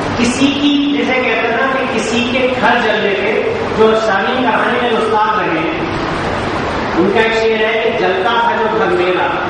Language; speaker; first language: Urdu; native; Urdu